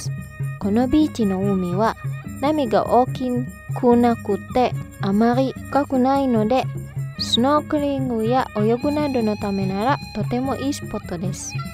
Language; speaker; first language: Japanese; non-native, fluent; Indonesian